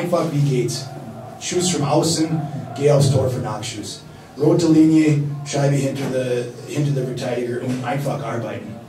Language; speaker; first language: German; non-native, fluent; English